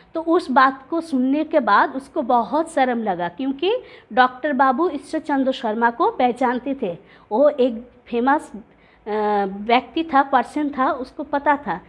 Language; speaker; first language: Hindi; non-native, local second language; Bangla